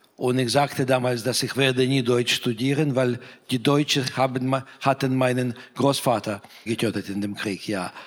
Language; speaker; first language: German; non-native, fluent; Russian